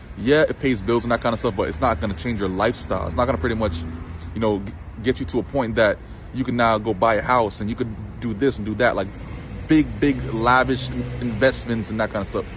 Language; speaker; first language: English; native; English